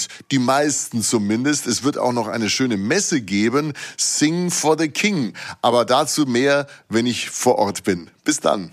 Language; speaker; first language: German; native; German